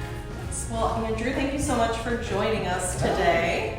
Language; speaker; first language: English; native; English